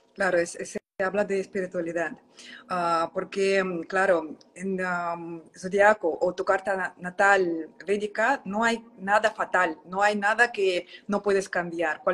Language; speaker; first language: Spanish; non-native, fluent; Russian